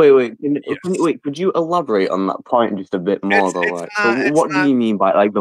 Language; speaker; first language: English; native; English